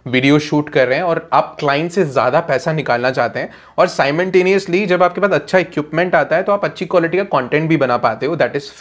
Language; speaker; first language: Hindi; native; Hindi